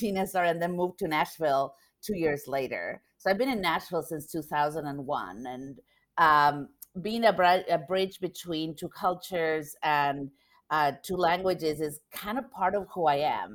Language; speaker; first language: English; non-native, fluent; Spanish